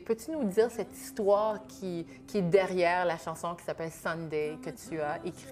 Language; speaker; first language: French; native; French